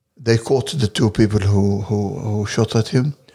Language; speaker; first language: English; non-native, fluent; Arabic